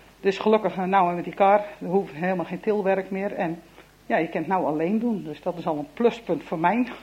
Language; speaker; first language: Dutch; native; Dutch